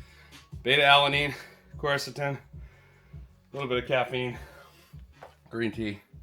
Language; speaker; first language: English; native; English